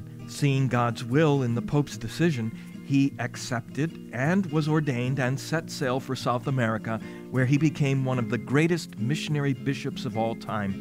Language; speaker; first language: English; native; English